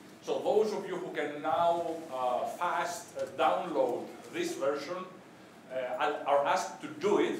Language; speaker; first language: English; non-native, fluent; Greek